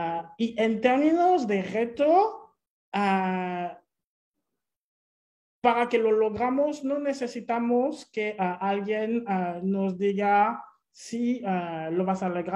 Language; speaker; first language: Spanish; non-native, fluent; French